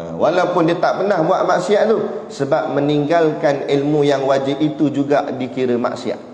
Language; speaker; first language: Malay; native; Malay